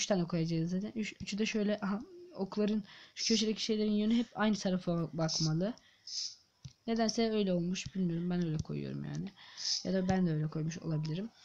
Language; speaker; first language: Turkish; native; Turkish